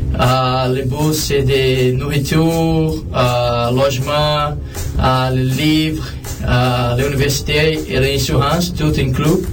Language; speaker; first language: French; non-native, fluent; Portuguese